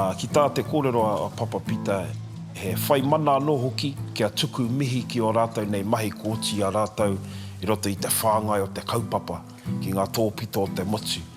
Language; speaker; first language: Māori; non-native, local second language; English